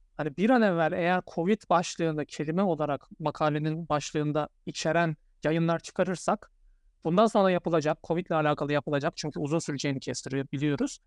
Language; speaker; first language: Turkish; native; Turkish